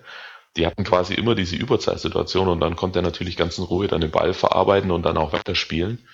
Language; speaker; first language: German; native; German